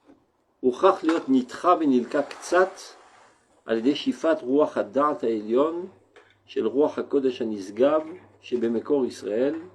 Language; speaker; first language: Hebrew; non-native, fluent; French